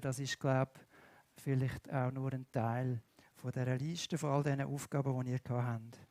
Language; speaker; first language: German; native; German